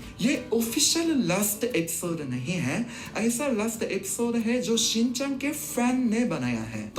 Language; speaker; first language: Hindi; non-native, fluent; Japanese